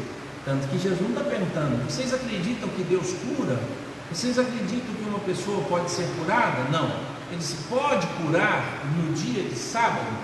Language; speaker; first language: Portuguese; native; Portuguese